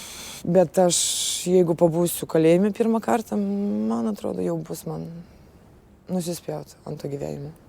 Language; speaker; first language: Lithuanian; early bilingual, other home language; Russian